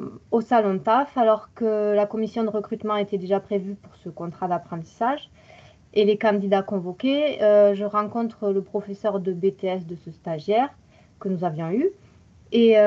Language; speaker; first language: French; native; French